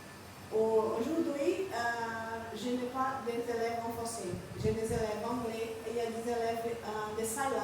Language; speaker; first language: French; non-native, learner; Portuguese